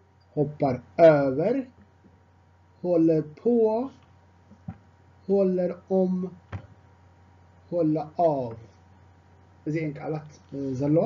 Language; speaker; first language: Swedish; non-native, fluent; Tigrinya